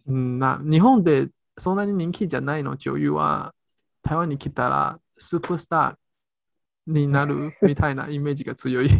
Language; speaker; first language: Japanese; non-native, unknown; Chinese